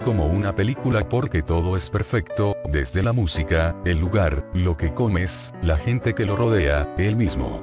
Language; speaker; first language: Spanish; native; Spanish